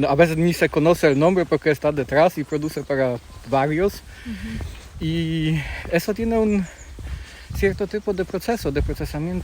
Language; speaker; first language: Spanish; non-native, fluent; Polish